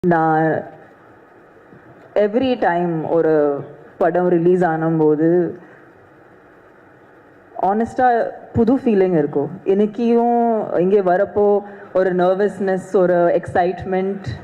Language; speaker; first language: Tamil; non-native, fluent; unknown